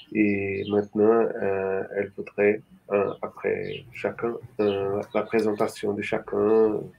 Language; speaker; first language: French; non-native, fluent; Portuguese